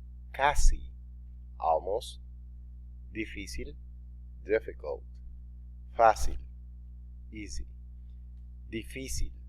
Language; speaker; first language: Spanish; non-native, fluent; English